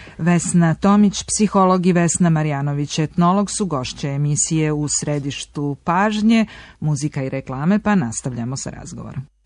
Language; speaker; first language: Serbian; native; Serbian